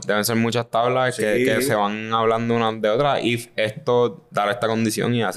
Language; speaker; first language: Spanish; native; Spanish